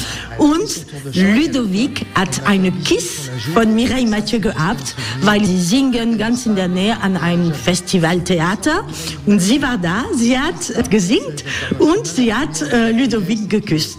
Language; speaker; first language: German; non-native, learner; French